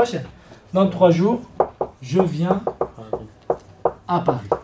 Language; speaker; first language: French; non-native, fluent; Kurdish